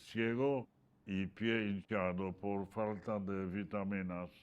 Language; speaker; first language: Spanish; non-native, fluent; Yiddish